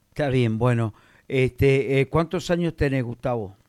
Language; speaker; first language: Spanish; native; Spanish